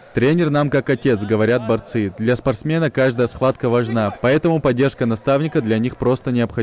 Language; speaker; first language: Russian; native; Russian